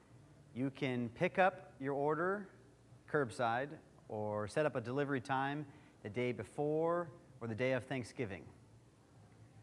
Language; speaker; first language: English; native; English